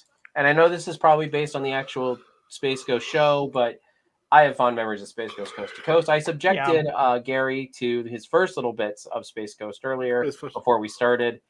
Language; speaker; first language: English; native; English